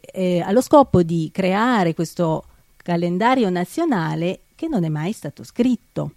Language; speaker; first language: Italian; native; Italian